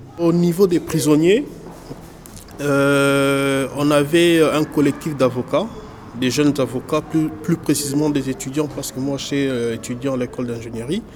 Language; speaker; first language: French; non-native, local second language; Lingala